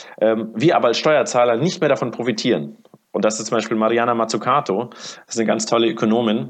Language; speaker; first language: German; early bilingual, other home language; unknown